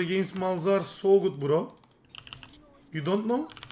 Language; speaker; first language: English; non-native, learner; Turkish